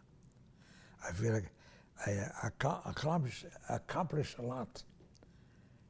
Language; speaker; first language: English; non-native, fluent; Romanian